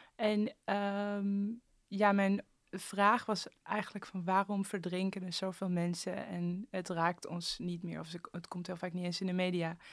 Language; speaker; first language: Dutch; early bilingual, other home language; Persian